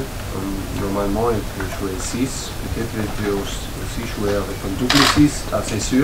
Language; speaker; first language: French; non-native, learner; German